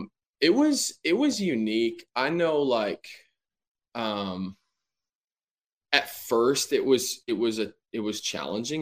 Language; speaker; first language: English; native; English